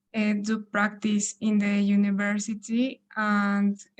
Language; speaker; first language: English; non-native, learner; Spanish